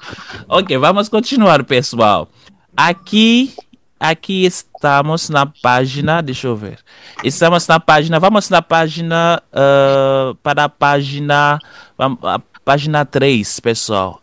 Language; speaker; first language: Portuguese; non-native, fluent; Haitian Creole